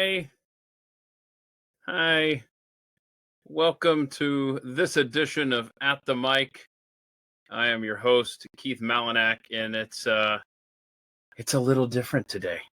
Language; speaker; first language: English; native; English